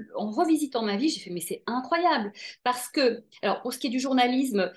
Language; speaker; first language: French; native; French